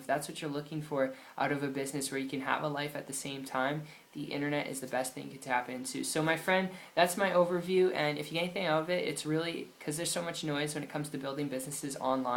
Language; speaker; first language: English; native; English